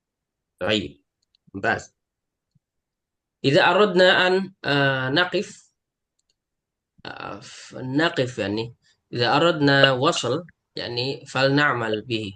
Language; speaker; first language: Arabic; non-native, fluent; Indonesian